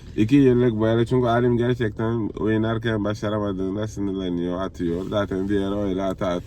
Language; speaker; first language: Turkish; native; Turkish